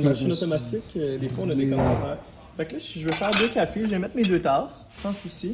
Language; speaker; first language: French; native; French